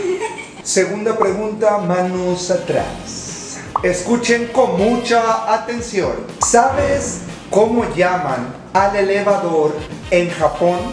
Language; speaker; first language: Spanish; native; Spanish